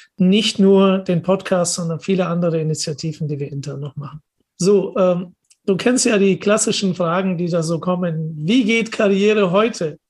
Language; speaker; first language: German; early bilingual, other home language; Persian